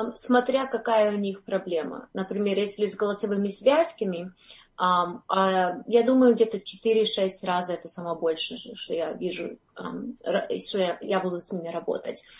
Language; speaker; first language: Russian; early bilingual, heritage; Russian